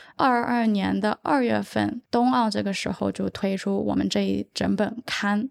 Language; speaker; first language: Chinese; early bilingual, heritage; Chinese